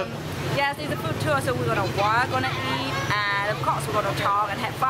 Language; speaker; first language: English; non-native, learner; Vietnamese